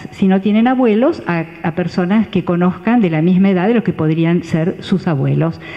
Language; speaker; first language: Spanish; native; Spanish